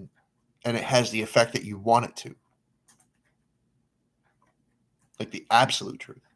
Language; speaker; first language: English; native; English